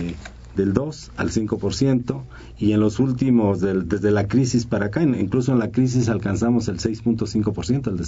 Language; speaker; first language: Spanish; native; Spanish